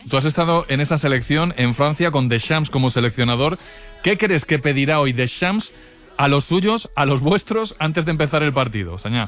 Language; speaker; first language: Spanish; native; Spanish